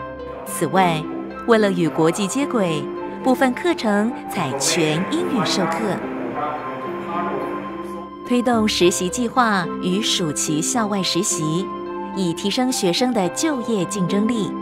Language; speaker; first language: Chinese; native; Chinese